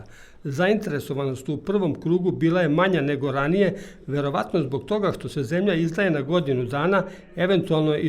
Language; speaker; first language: Serbian; native; Serbian